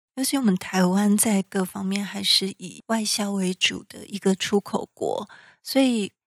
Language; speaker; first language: Chinese; native; Chinese